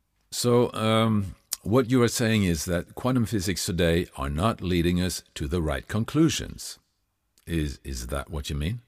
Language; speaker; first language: English; non-native, fluent; Norwegian